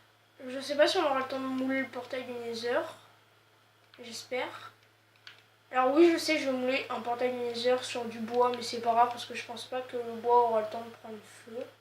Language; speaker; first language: French; native; French